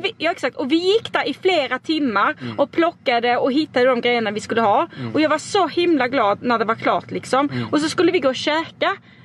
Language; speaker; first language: Swedish; native; Swedish